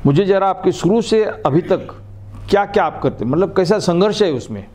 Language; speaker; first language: Hindi; non-native, local second language; Marathi